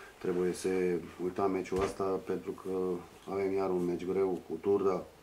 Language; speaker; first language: Romanian; non-native, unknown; Serbian